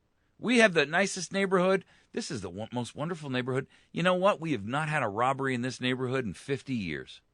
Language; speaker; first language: English; native; English